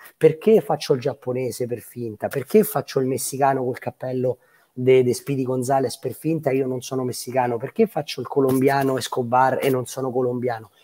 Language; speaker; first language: Italian; native; Italian